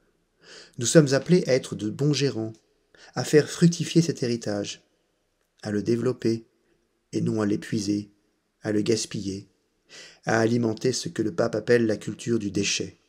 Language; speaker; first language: French; native; French